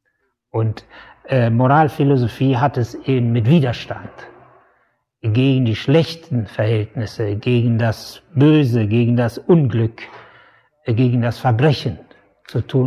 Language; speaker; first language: German; native; German